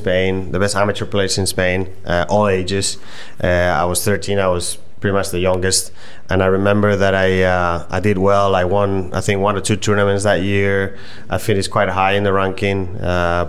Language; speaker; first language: English; non-native, fluent; Spanish